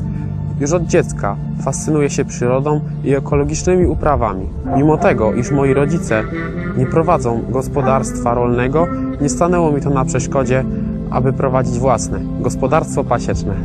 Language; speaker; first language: Polish; native; Polish